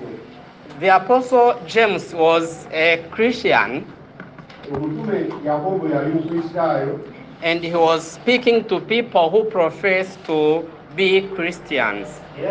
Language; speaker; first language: English; non-native, local second language; Kinyarwanda